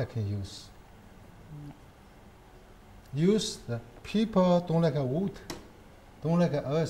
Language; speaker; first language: English; non-native, learner; Chinese